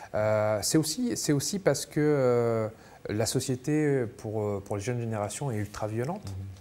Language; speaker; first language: French; native; French